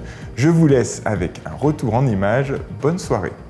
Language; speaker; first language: French; native; French